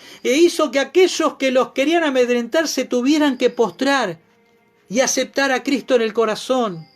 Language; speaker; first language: Spanish; native; Spanish